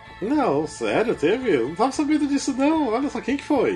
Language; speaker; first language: Portuguese; native; Portuguese